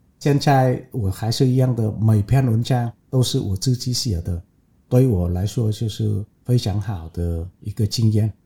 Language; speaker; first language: Chinese; non-native, fluent; Vietnamese